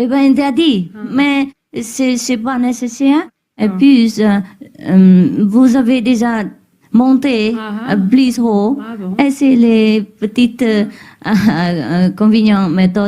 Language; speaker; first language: French; non-native, learner; Chinese